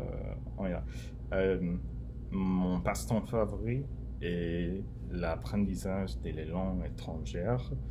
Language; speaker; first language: French; non-native, learner; English